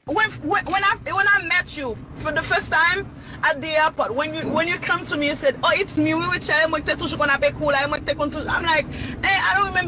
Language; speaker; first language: English; non-native, fluent; Haitian Creole